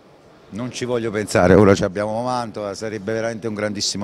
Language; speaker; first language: Italian; native; Italian